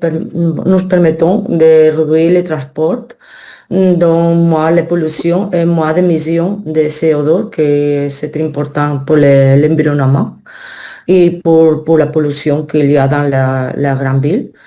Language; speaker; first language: French; non-native, learner; Spanish